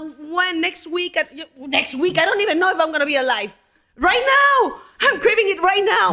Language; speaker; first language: English; non-native, fluent; Spanish